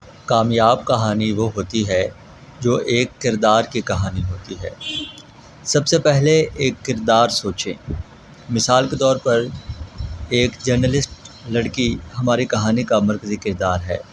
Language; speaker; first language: Urdu; native; Urdu